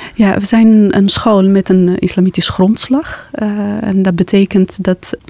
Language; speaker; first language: Dutch; non-native, fluent; Arabic